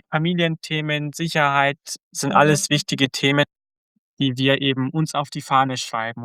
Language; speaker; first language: German; early bilingual, other home language; Croatian